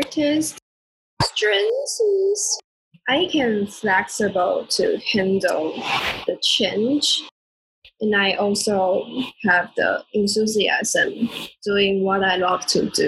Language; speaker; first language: English; non-native, learner; Chinese